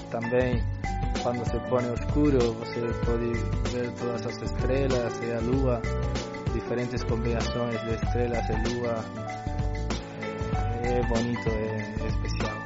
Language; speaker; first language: Portuguese; non-native, learner; Spanish